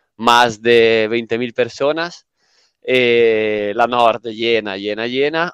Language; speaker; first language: Spanish; non-native, fluent; Italian